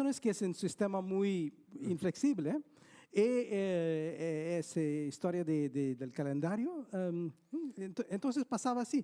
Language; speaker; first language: Spanish; non-native, fluent; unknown